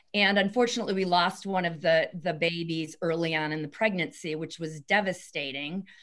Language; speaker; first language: English; native; English